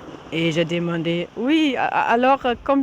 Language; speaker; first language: French; non-native, fluent; German